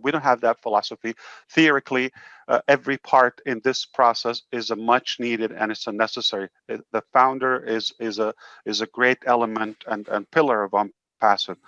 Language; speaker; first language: English; non-native, fluent; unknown